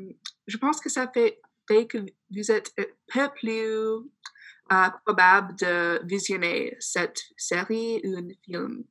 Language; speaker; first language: French; non-native, fluent; English